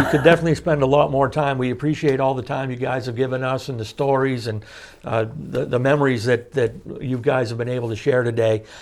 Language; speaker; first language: English; native; English